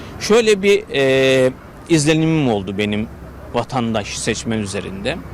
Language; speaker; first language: Turkish; native; Turkish